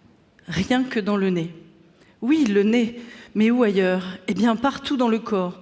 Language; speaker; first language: French; native; French